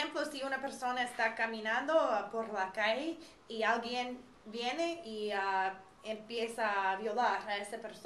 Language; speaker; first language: Spanish; non-native, fluent; English